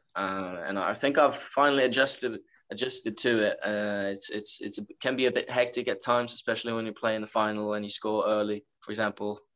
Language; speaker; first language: English; non-native, fluent; Norwegian